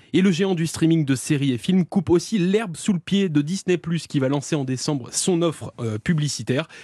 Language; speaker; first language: French; native; French